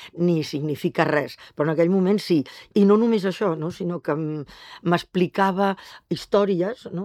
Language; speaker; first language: Catalan; native; Catalan